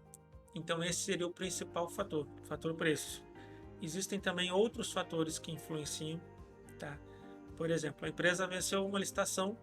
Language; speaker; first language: Portuguese; native; Portuguese